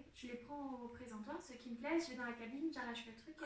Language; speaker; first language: French; native; French